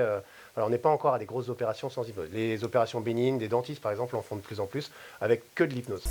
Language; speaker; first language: French; native; French